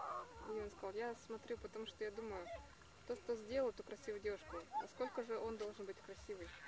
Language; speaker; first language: Russian; native; Russian